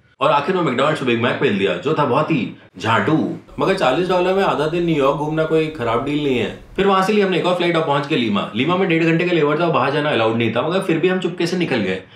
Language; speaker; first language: Hindi; native; Hindi